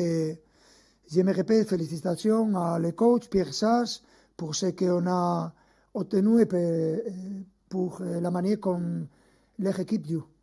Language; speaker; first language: French; non-native, fluent; Spanish